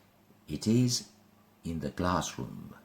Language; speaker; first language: English; non-native, fluent; Spanish